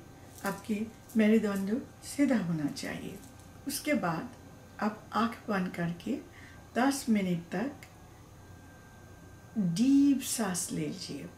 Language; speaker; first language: Hindi; non-native, learner; Bangla